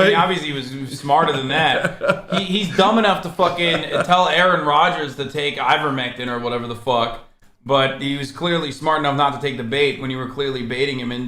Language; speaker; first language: English; native; English